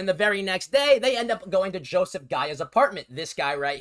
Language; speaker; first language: English; native; English